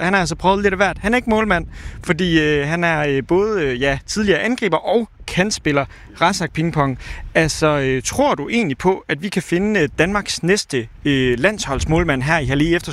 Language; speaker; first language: Danish; native; Danish